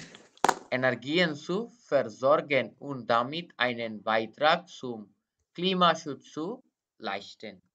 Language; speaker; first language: German; non-native, fluent; Bangla